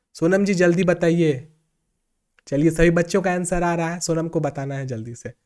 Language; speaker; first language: Hindi; native; Hindi